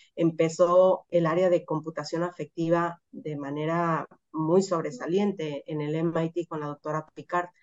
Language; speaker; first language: Spanish; native; Spanish